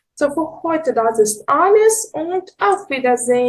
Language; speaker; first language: German; non-native, learner; Ukrainian